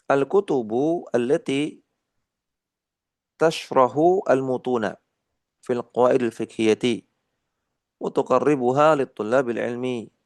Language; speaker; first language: Arabic; non-native, fluent; Indonesian